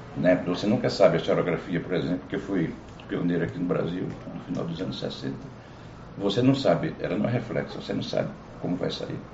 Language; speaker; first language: Portuguese; native; Portuguese